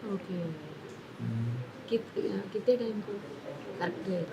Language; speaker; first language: Hindi; non-native, local second language; Telugu